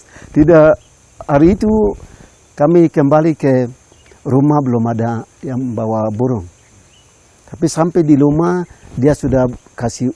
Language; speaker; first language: Indonesian; non-native, local second language; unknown